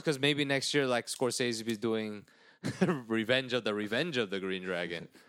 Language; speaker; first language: English; early bilingual, other home language; Korean